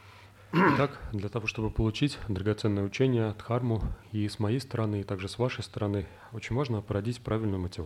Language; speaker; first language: Russian; native; Russian